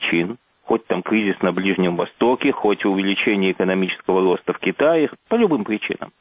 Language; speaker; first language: Russian; native; Russian